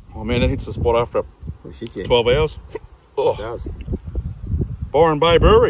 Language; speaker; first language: English; native; English